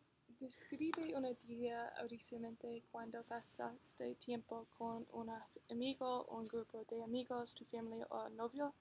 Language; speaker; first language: Spanish; non-native, learner; English